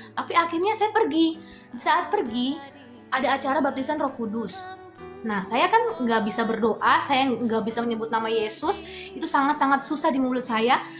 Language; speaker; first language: Indonesian; native; Indonesian